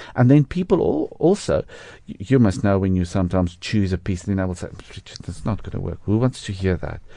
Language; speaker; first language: English; non-native, local second language; Afrikaans